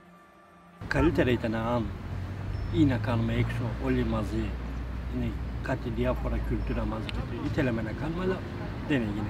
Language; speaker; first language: Greek; non-native, learner; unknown